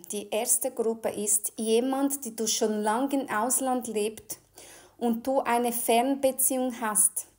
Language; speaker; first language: German; non-native, fluent; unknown